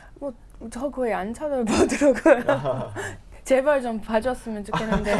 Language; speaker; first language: Korean; non-native, fluent; English